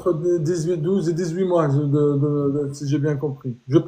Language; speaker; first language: French; native; French